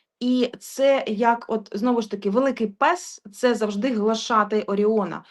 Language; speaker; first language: Ukrainian; non-native, local second language; Russian